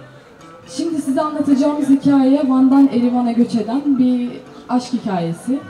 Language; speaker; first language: Turkish; native; Turkish